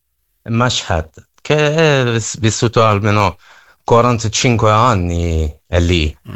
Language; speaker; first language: Italian; non-native, learner; Persian